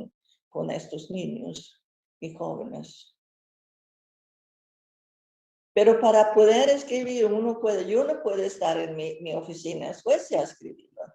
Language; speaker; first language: Spanish; non-native, fluent; Swedish